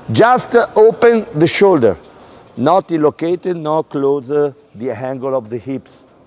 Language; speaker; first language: English; non-native, learner; Italian